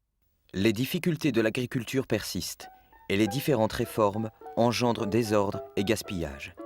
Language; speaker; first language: French; native; French